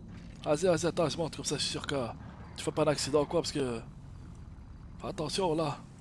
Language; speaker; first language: French; native; French